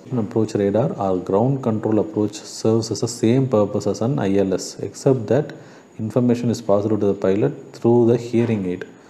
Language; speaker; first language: English; non-native, local second language; Tamil